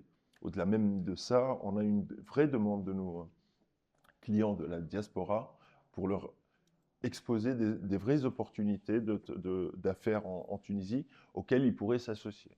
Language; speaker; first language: French; non-native, local second language; Arabic